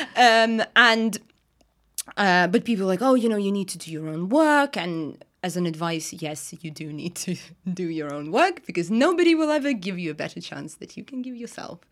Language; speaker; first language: English; non-native, fluent; Russian